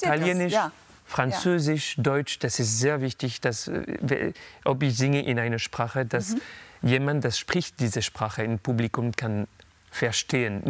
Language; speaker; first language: German; non-native, learner; French